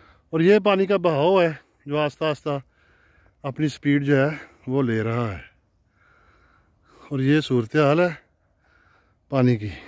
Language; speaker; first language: Urdu; non-native, local second language; Punjabi